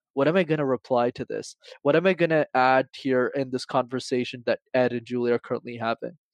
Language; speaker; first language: English; native; English